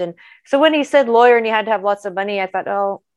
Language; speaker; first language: English; native; English